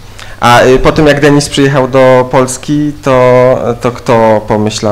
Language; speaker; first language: Polish; native; Polish